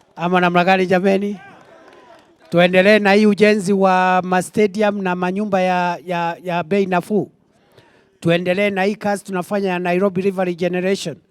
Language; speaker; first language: Swahili; non-native, local second language; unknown